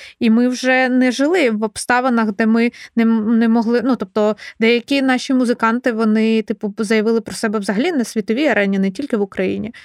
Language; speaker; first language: Ukrainian; non-native, local second language; Russian